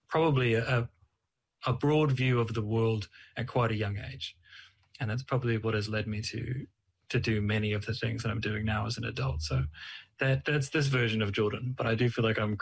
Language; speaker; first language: English; native; English